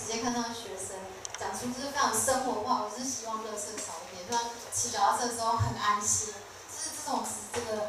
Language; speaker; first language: Chinese; native; Chinese